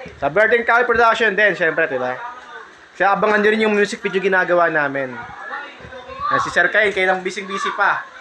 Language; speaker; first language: Filipino; native; Filipino